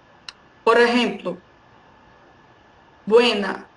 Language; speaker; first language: Spanish; non-native, fluent; Portuguese